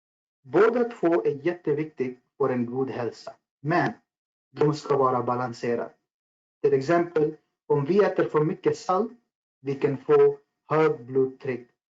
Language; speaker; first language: Swedish; non-native, fluent; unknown